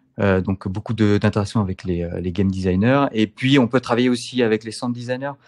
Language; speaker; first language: French; native; French